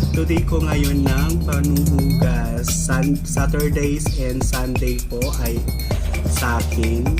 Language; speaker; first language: Filipino; non-native, local second language; Waray